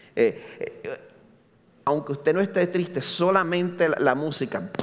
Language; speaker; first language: Spanish; native; Spanish